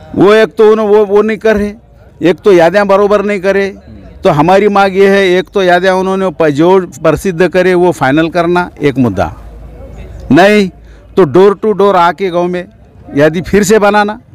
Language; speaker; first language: Hindi; non-native, local second language; Urdu